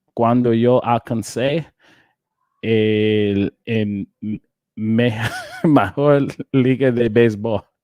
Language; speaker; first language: Spanish; non-native, learner; English